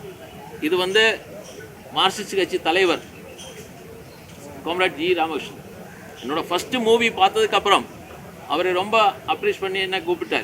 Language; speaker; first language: Tamil; non-native, learner; Malayalam